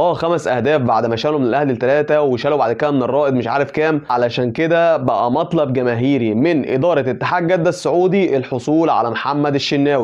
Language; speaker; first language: Arabic; native; Arabic